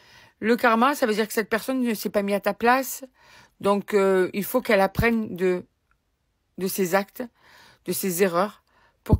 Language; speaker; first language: French; native; French